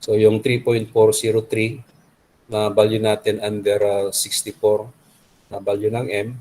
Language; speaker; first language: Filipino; native; Filipino